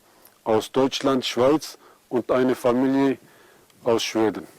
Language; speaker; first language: German; non-native, fluent; Aramaic